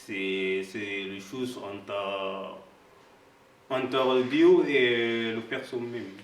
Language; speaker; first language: French; non-native, learner; Arabic